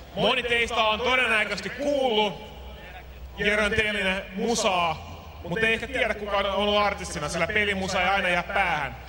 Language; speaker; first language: Finnish; native; Finnish